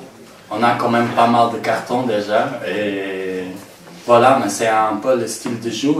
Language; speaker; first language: French; non-native, fluent; Portuguese